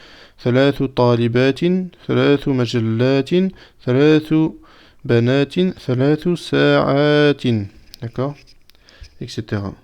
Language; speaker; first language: Arabic; non-native, fluent; French